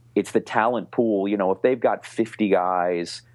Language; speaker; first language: English; native; English